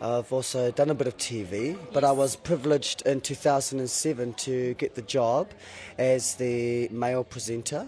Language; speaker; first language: English; native; English